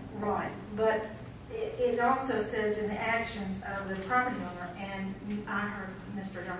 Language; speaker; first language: English; native; English